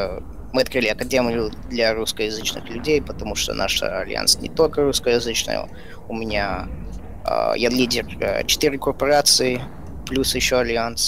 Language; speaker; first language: Russian; early bilingual, heritage; Russian